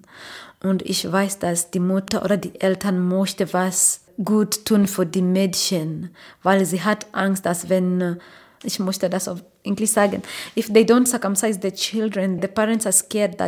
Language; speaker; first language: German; non-native, learner; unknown